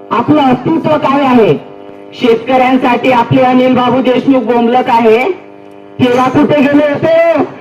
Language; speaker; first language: Marathi; non-native, local second language; Lambadi